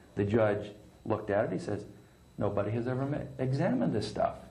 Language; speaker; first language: English; native; English